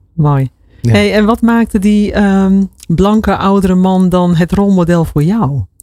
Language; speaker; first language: Dutch; native; Dutch